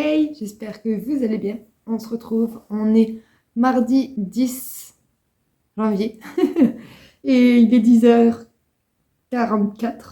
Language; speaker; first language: French; native; French